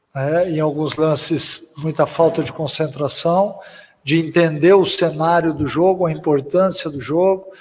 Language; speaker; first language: Portuguese; native; Portuguese